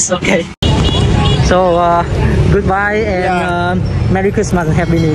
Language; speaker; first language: English; non-native, learner; Vietnamese